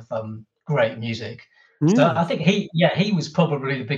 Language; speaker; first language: English; native; English